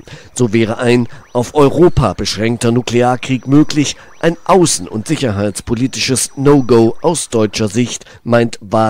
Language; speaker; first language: German; native; German